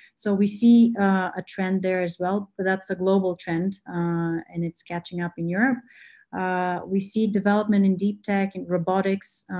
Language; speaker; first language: English; non-native, fluent; Bulgarian